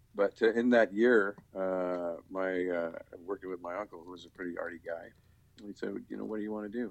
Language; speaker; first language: English; native; English